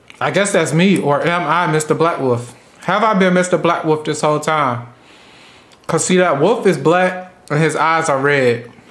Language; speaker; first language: English; native; English